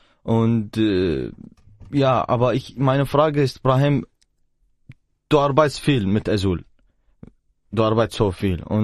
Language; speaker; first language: German; non-native, learner; Arabic